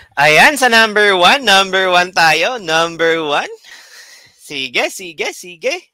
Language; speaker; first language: Filipino; native; Filipino